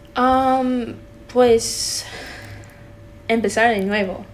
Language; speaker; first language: Spanish; non-native, fluent; English